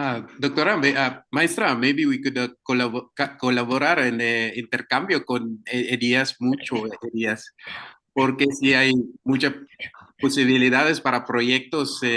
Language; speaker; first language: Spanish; non-native, learner; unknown